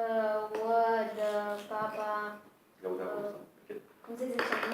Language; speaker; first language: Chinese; non-native, learner; Romanian